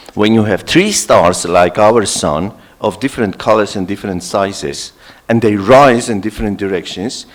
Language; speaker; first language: English; non-native, fluent; Armenian